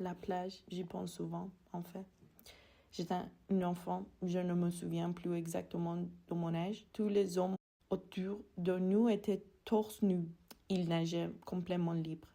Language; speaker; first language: French; non-native, fluent; Persian